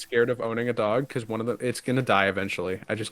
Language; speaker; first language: English; native; English